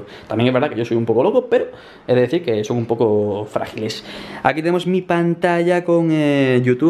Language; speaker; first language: Spanish; native; Spanish